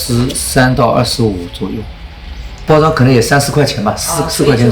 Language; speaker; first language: Chinese; native; Chinese